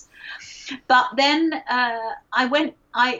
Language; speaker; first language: English; native; English